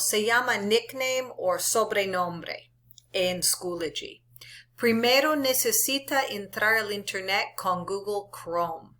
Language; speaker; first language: Spanish; non-native, local second language; English